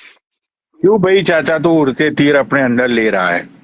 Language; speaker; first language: Hindi; native; Hindi